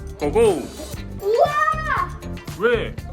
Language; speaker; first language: Korean; native; Korean